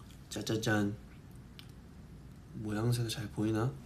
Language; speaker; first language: Korean; early bilingual, heritage; Korean